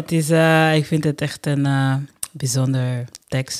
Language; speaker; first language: Dutch; non-native, fluent; Portuguese